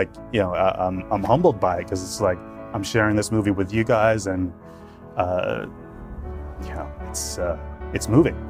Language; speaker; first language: English; non-native, fluent; Portuguese